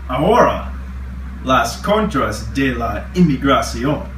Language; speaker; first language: Spanish; non-native, learner; English